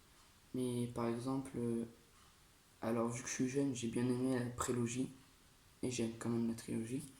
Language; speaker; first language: French; native; French